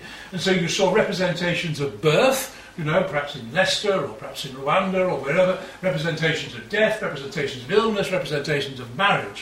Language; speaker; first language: English; native; English